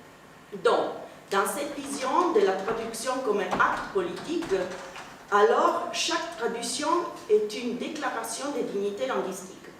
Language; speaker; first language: French; non-native, fluent; Italian